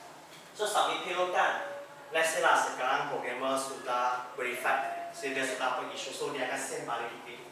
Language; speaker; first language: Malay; non-native, local second language; Chinese